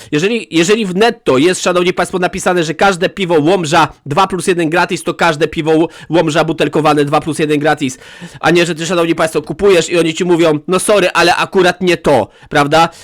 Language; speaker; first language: Polish; native; Polish